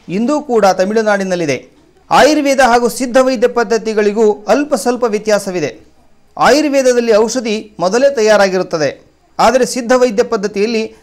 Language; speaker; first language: Kannada; native; Kannada